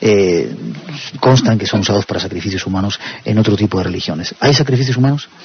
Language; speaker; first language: Spanish; native; Spanish